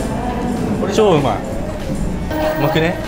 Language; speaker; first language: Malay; non-native, learner; Japanese